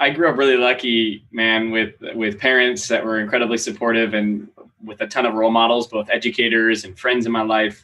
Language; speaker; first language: English; native; English